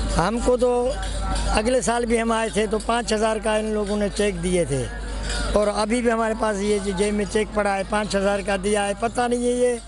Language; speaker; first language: Urdu; non-native, local second language; Sindhi